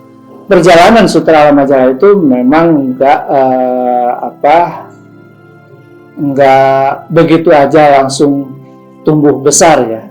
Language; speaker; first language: Indonesian; non-native, local second language; Sundanese